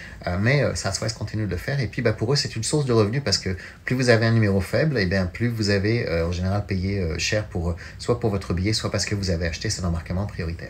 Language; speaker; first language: French; native; French